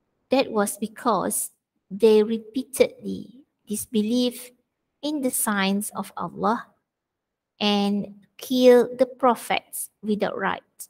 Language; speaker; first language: English; non-native, local second language; Malay